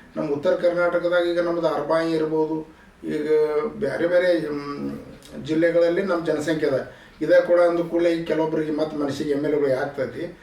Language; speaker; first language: Kannada; native; Kannada